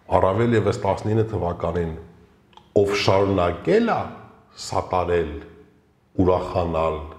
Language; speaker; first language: Armenian; early bilingual, heritage; Armenian